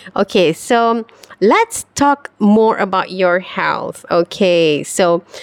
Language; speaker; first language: English; non-native, local second language; Malay